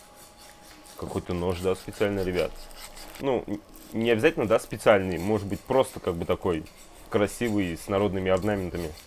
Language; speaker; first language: Russian; native; Russian